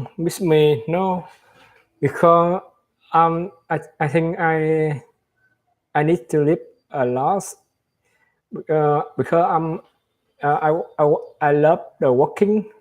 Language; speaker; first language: English; non-native, learner; Vietnamese